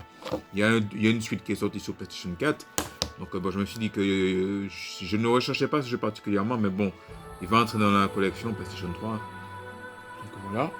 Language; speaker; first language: French; native; French